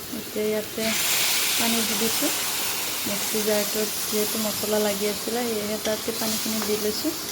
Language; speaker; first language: Assamese; native; Assamese